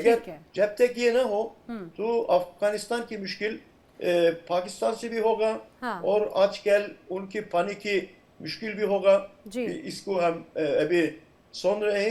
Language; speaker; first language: Hindi; non-native, fluent; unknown